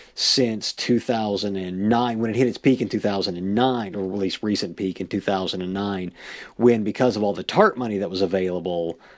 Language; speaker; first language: English; native; English